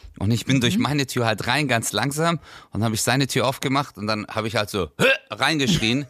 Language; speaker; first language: German; early bilingual, other home language; Turkish